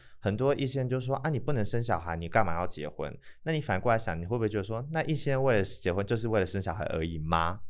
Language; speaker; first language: Chinese; native; Chinese